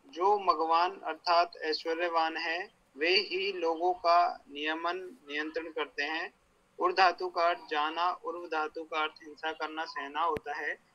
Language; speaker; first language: Hindi; native; Hindi